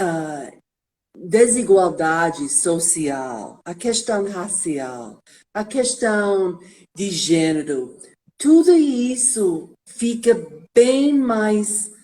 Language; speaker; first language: Portuguese; non-native, fluent; English